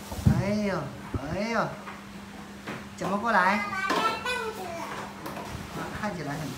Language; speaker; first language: Chinese; non-native, local second language; Cantonese